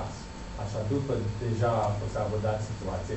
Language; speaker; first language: Romanian; non-native, learner; English